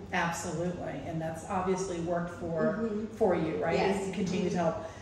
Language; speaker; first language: English; non-native, fluent; German